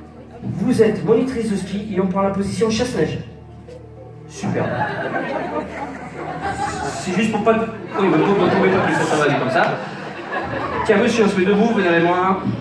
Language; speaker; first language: French; native; French